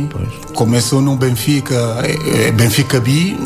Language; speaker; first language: Portuguese; non-native, learner; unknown